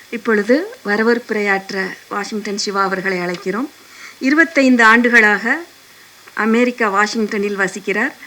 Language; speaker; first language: Tamil; non-native, local second language; Telugu